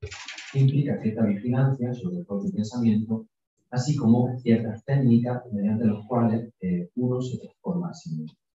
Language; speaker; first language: Spanish; native; Spanish